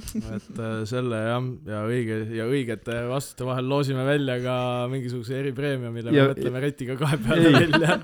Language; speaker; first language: Estonian; native; Estonian